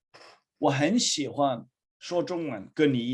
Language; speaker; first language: Chinese; non-native, learner; Swedish